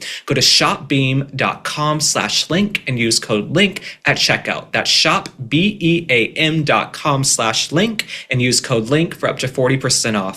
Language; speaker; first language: English; native; English